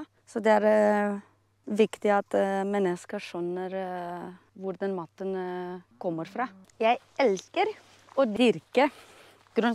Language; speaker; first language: Norwegian; non-native, fluent; Romanian